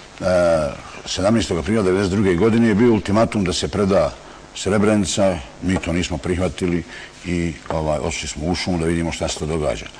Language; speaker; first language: Bosnian; native; Bosnian